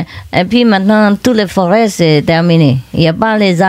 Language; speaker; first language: French; non-native, learner; Vietnamese